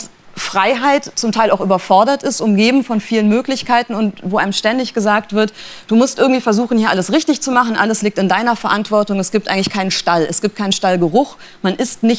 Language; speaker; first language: German; native; German